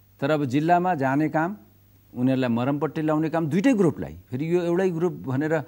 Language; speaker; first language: Nepali; native; Nepali